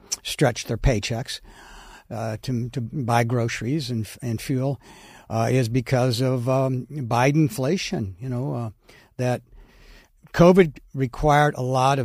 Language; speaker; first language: English; native; English